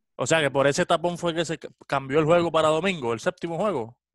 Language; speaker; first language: Spanish; native; Spanish